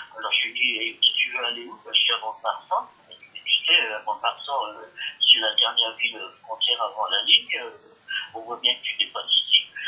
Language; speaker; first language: French; early bilingual, other home language; Yiddish